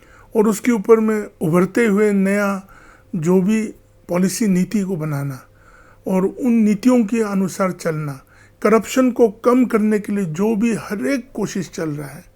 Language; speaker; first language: Hindi; non-native, local second language; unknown